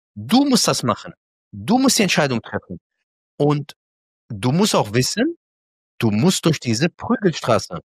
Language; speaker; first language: German; early bilingual, other home language; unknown